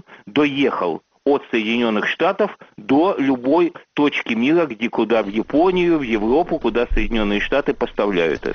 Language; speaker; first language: Russian; native; Russian